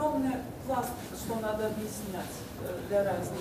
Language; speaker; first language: Russian; native; Russian